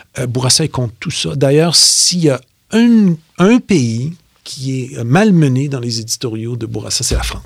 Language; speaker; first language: French; native; French